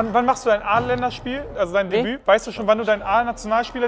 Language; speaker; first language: German; native; German